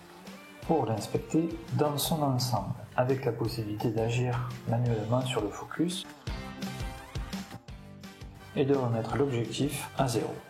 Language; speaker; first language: French; native; French